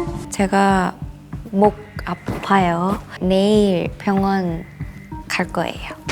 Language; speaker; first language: Korean; non-native, learner; Japanese